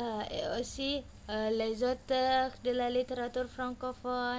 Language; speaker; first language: French; non-native, learner; Indonesian